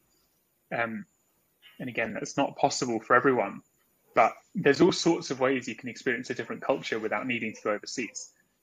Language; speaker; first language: English; native; English